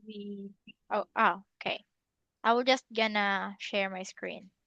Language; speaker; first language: English; non-native, local second language; Filipino